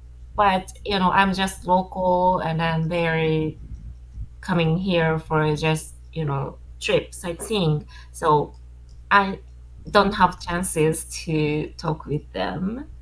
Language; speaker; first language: English; non-native, learner; Japanese